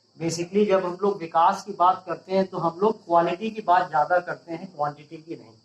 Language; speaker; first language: Hindi; native; Hindi